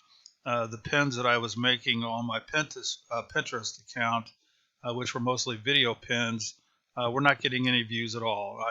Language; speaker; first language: English; native; English